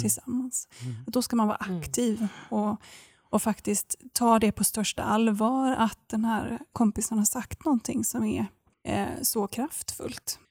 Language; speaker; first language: Swedish; native; Swedish